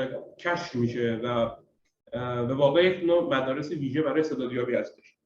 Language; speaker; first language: Persian; native; Persian